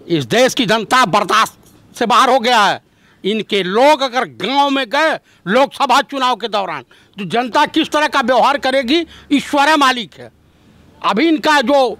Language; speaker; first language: Hindi; native; Hindi